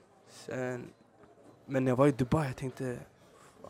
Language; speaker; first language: Swedish; early bilingual, other home language; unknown